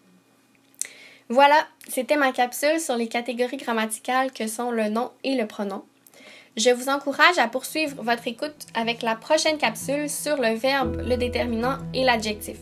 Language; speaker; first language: French; native; French